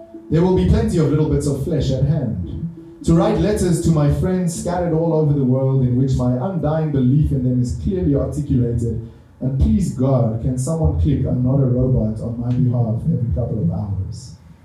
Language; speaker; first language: English; non-native, local second language; Afrikaans